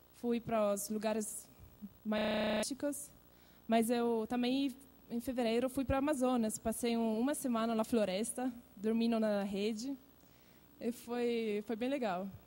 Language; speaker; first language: Portuguese; non-native, fluent; Italian